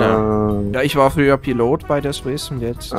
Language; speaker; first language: German; native; German